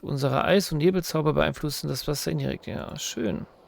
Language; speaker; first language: German; native; German